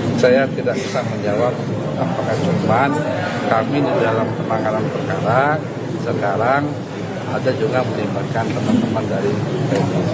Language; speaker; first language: Indonesian; native; Indonesian